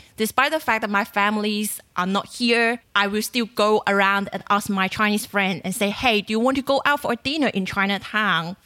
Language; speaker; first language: English; non-native, fluent; Chinese